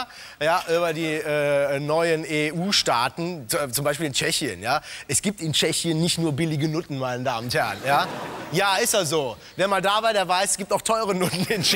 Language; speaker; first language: German; native; German